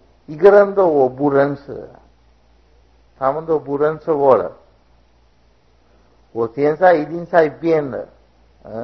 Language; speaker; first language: Chinese; non-native, fluent; Sinhala